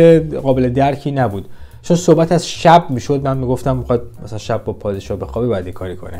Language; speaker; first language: Persian; native; Persian